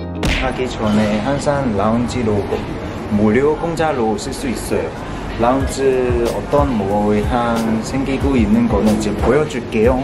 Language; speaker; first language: Korean; non-native, learner; Cantonese